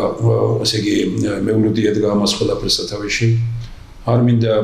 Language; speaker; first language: Georgian; native; Georgian